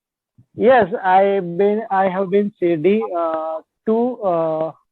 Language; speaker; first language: English; non-native, learner; Marathi